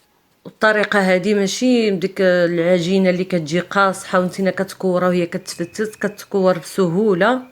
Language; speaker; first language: Arabic; native; Arabic